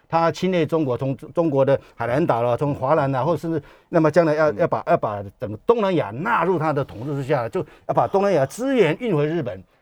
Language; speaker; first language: Chinese; native; Chinese